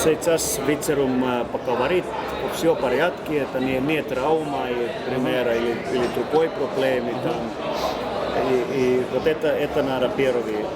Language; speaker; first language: Russian; non-native, learner; Finnish